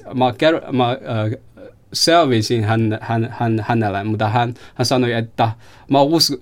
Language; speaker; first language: Finnish; non-native, fluent; Chinese